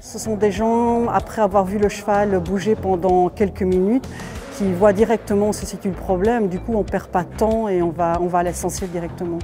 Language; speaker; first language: French; native; French